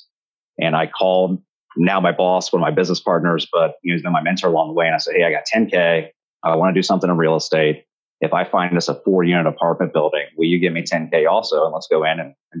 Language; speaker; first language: English; native; English